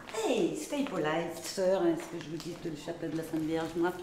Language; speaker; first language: French; native; French